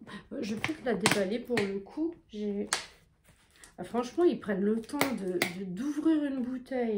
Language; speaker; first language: French; native; French